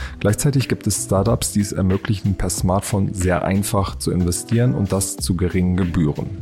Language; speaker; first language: German; native; German